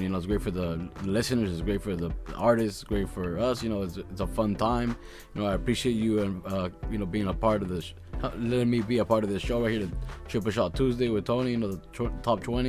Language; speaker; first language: English; early bilingual, other home language; Spanish